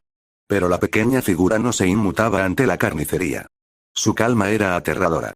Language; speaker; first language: Spanish; native; Spanish